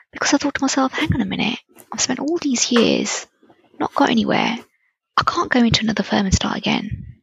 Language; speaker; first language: English; native; English